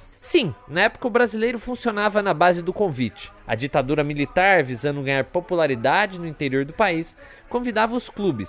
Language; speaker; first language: Portuguese; native; Portuguese